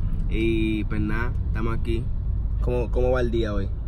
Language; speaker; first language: Spanish; early bilingual, heritage; English